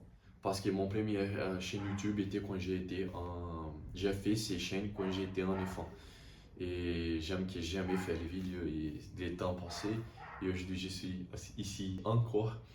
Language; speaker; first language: French; non-native, learner; Portuguese